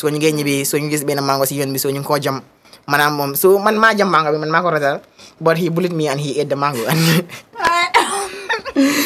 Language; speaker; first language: English; non-native, local second language; Wolof